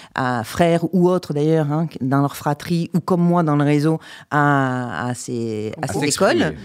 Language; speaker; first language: French; native; French